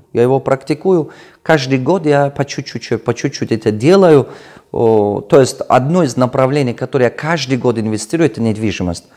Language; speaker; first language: Russian; non-native, local second language; Tajik